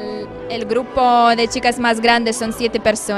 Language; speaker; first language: Spanish; non-native, fluent; Russian